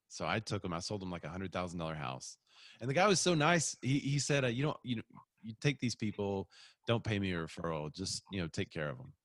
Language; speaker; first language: English; native; English